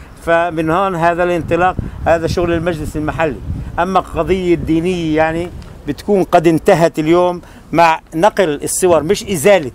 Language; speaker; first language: Arabic; native; Arabic